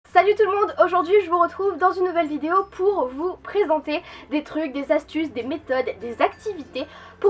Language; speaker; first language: French; native; French